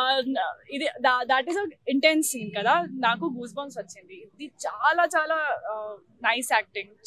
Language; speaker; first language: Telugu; non-native, learner; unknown